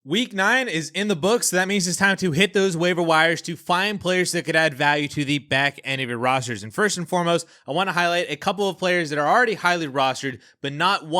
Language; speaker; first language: English; native; English